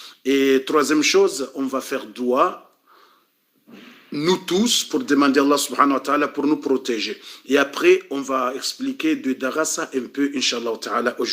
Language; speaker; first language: French; non-native, local second language; Comorian